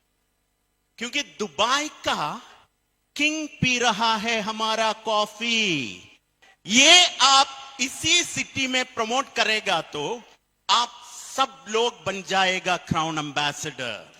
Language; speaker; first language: Hindi; non-native, fluent; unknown